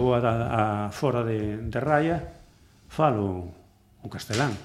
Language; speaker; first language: Galician; native; Galician